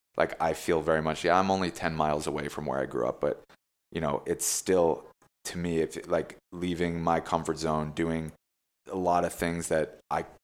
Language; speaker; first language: English; native; English